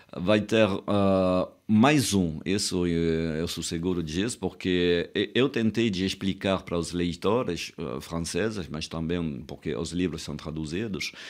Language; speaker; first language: Portuguese; non-native, fluent; French